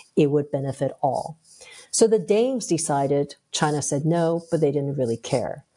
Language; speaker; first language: English; early bilingual, other home language; Chinese